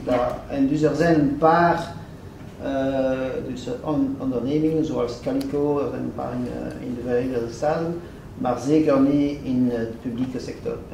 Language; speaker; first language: Dutch; non-native, fluent; French